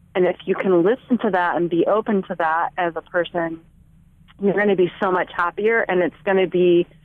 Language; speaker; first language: English; native; English